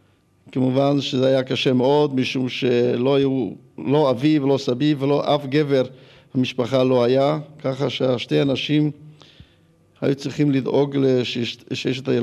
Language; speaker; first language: Hebrew; early bilingual, other home language; Hungarian